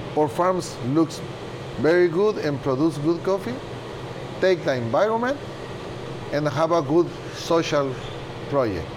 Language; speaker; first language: English; non-native, learner; Spanish